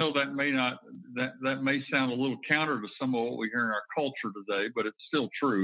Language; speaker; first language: English; native; English